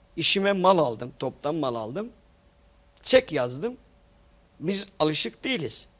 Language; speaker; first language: Turkish; native; Turkish